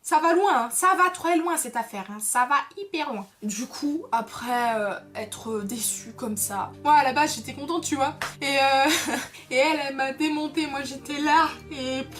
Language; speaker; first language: French; native; French